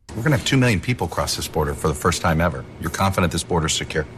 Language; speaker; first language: English; native; English